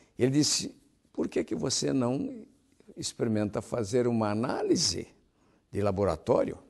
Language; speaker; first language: Portuguese; native; Portuguese